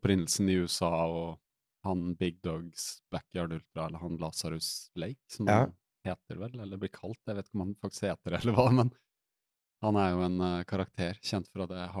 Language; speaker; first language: Norwegian; native; Norwegian